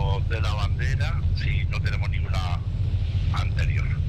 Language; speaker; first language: Spanish; native; Spanish